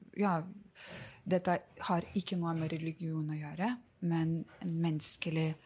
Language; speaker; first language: Norwegian; non-native, fluent; Lithuanian